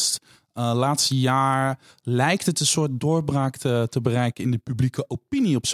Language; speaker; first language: Dutch; native; Dutch